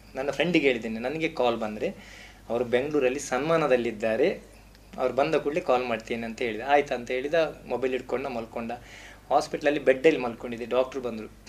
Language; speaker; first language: Kannada; non-native, local second language; Tulu